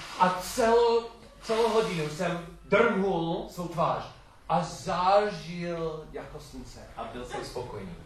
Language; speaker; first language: Czech; non-native, learner; English